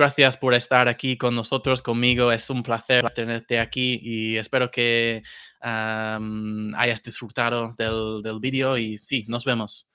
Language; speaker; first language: Spanish; non-native, fluent; English